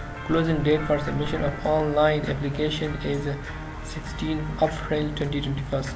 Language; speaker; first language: English; non-native, local second language; Urdu